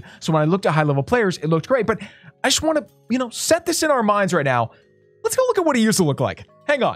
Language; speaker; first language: English; native; English